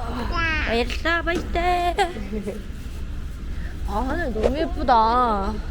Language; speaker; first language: Korean; native; Korean